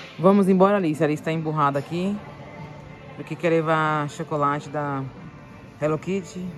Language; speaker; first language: Portuguese; native; Portuguese